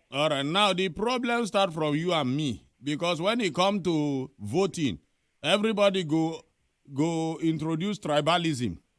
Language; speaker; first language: Nigerian Pidgin; native; Nigerian Pidgin